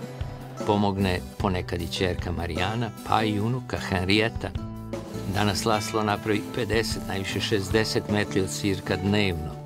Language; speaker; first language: Serbian; native; Serbian